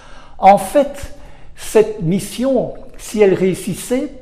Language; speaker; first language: French; native; French